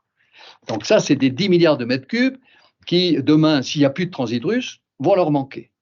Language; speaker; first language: French; native; French